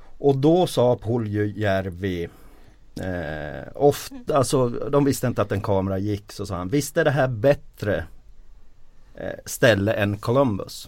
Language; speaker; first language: Swedish; early bilingual, other home language; Finnish